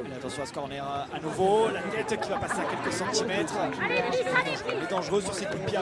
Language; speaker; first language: French; native; French